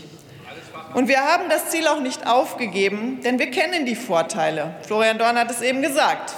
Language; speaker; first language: German; native; German